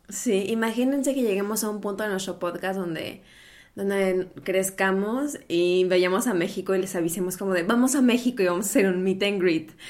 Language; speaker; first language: Spanish; native; Spanish